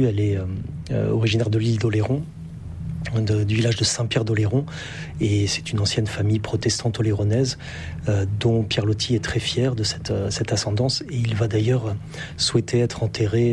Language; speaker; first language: French; native; French